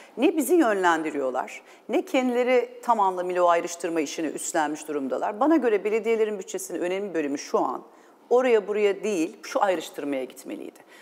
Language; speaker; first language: Turkish; native; Turkish